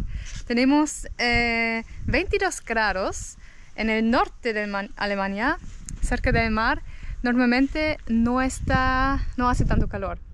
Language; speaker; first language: Spanish; non-native, fluent; German